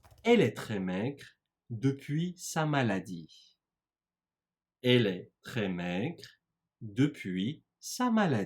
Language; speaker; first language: French; non-native, fluent; Turkish